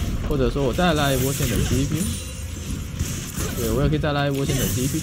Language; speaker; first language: Chinese; native; Chinese